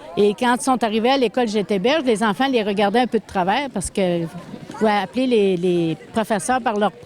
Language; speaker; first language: French; native; French